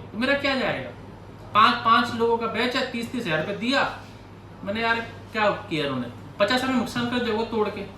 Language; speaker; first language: Hindi; native; Hindi